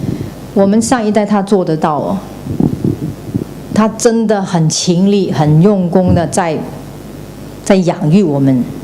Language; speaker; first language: Chinese; native; Chinese